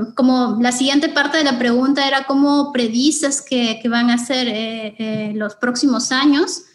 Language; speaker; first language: Spanish; native; Spanish